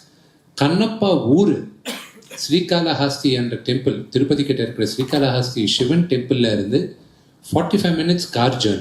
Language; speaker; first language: Tamil; early bilingual, heritage; Telugu